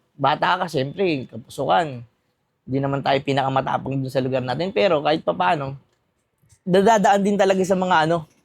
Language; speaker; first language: Filipino; native; Filipino